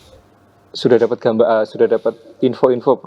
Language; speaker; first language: Indonesian; native; Indonesian